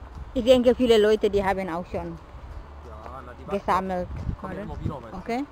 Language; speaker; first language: German; non-native, learner; Indonesian